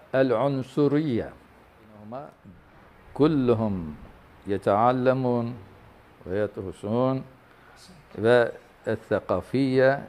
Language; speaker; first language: Arabic; non-native, fluent; Turkish